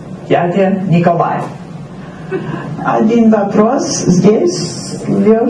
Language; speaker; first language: Russian; non-native, fluent; English